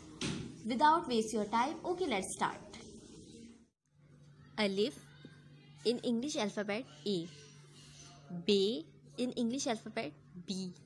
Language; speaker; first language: English; non-native, learner; Urdu